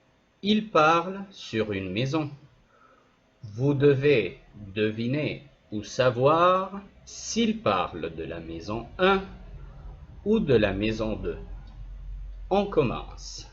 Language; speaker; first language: French; non-native, fluent; Spanish